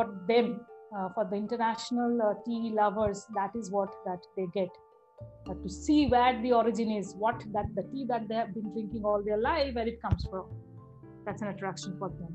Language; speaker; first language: English; non-native, local second language; Bangla